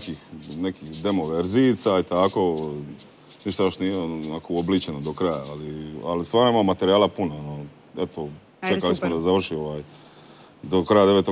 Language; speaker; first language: Bosnian; native; Bosnian